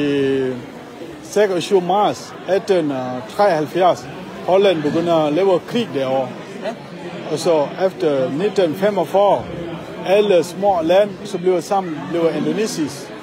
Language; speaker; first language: Danish; non-native, learner; Achinese